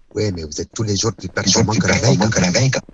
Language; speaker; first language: French; native; French